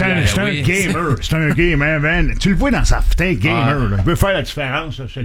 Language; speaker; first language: French; native; French